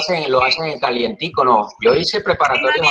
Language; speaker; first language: Spanish; native; Spanish